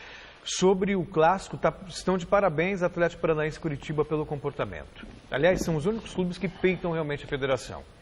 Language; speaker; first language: Portuguese; native; Portuguese